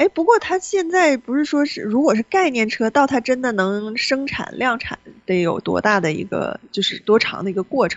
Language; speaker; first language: Chinese; native; Chinese